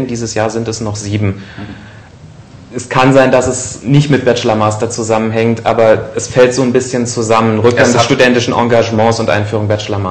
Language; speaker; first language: German; native; German